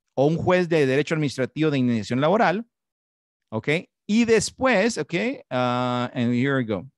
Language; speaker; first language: English; non-native, fluent; Spanish